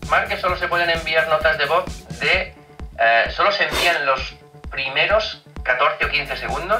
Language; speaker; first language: Spanish; native; Spanish